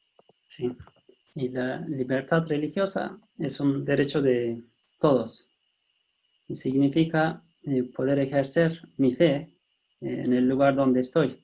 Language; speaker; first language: Spanish; non-native, fluent; Turkish